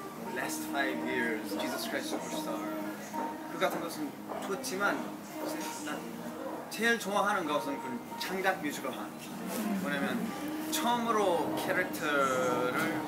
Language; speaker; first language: Korean; early bilingual, heritage; English